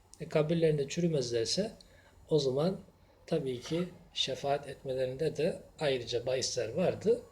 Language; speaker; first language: Turkish; native; Turkish